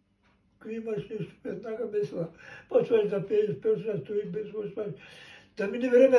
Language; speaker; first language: Bulgarian; non-native, local second language; Turkish